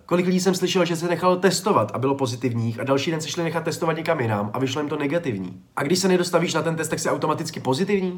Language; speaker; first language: Czech; native; Czech